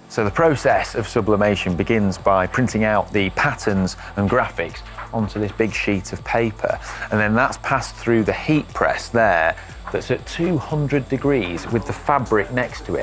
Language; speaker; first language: English; native; English